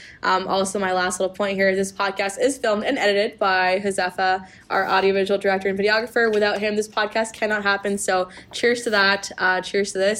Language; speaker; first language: English; native; English